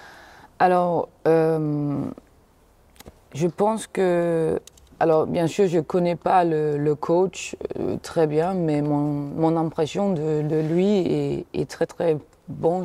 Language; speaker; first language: French; non-native, fluent; Danish